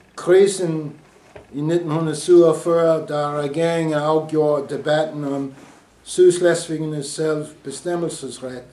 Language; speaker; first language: Danish; non-native, fluent; English